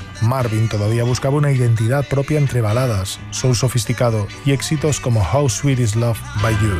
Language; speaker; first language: Spanish; native; Spanish